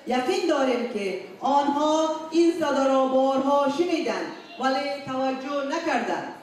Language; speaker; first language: Persian; non-native, local second language; Uzbek